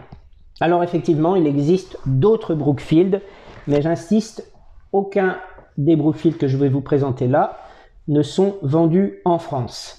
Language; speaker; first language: French; native; French